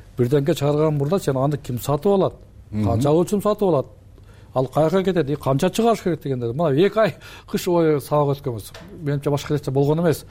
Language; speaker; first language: Kyrgyz; native; Kyrgyz